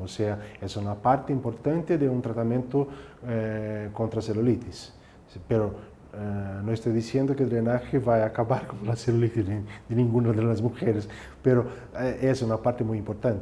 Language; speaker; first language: Spanish; non-native, fluent; Portuguese